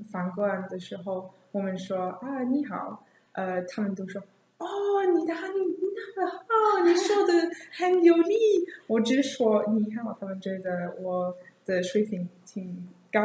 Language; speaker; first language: Chinese; non-native, learner; English